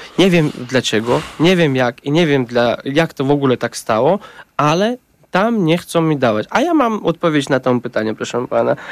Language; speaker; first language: Polish; non-native, learner; Tajik